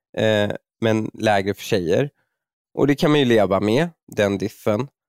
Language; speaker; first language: Swedish; early bilingual, other home language; Persian